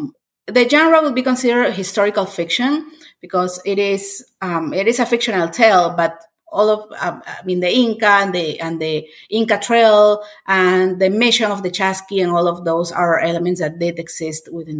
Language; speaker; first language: English; non-native, fluent; Spanish